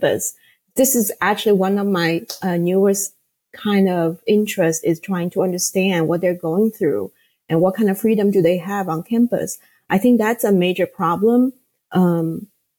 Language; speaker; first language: English; non-native, fluent; Chinese